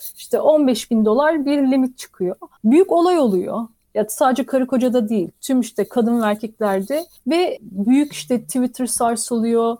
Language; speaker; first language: Turkish; native; Turkish